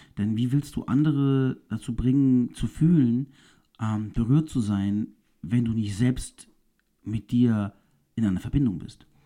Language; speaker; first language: German; native; German